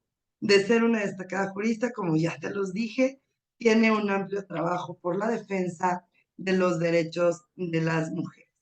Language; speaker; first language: Spanish; native; Spanish